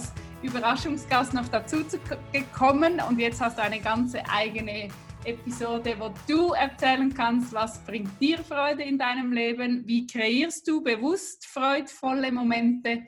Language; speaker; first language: German; native; German